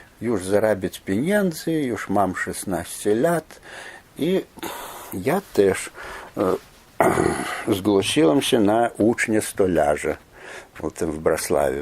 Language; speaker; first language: Polish; non-native, fluent; Belarusian